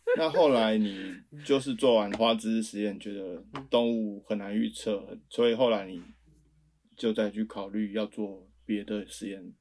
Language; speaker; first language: Chinese; native; Chinese